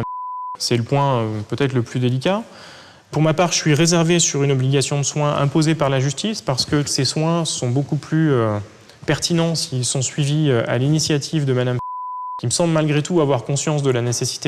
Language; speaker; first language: French; native; French